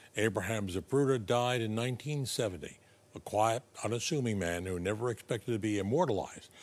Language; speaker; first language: English; native; English